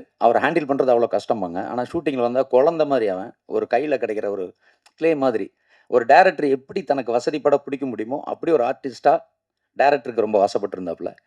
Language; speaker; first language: Tamil; native; Tamil